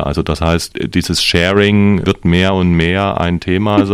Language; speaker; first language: German; native; German